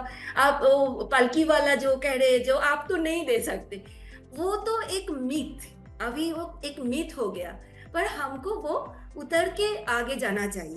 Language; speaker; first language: Hindi; non-native, local second language; Bangla